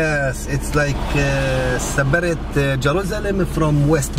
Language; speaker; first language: English; non-native, learner; Arabic